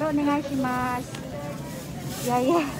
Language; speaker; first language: Japanese; non-native, fluent; Filipino